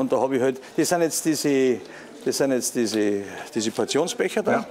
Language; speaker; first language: German; native; German